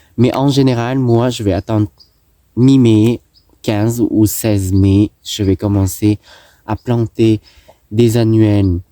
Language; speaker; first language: French; non-native, fluent; Thai